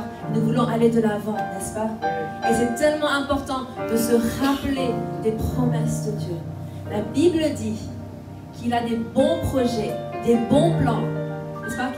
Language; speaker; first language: French; native; French